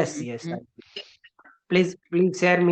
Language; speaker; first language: English; non-native, learner; Hindi